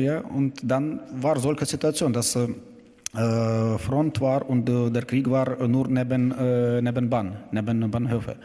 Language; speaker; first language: German; non-native, learner; Ukrainian